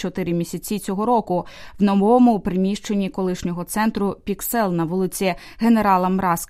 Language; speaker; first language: Ukrainian; native; Ukrainian